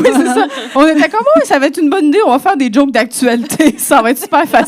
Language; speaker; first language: French; native; French